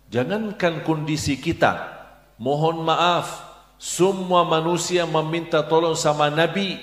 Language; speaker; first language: Indonesian; non-native, fluent; Arabic